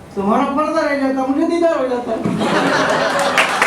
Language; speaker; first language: Hindi; non-native, local second language; Marathi